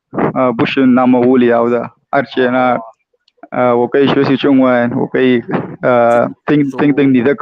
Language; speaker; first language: Chinese; non-native, learner; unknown